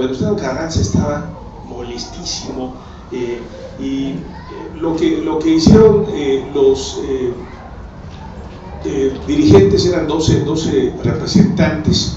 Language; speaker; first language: Spanish; native; Spanish